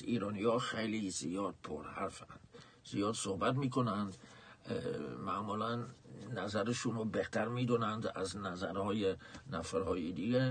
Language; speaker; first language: Persian; non-native, fluent; Dutch